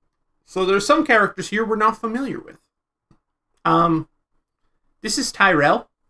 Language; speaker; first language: English; native; English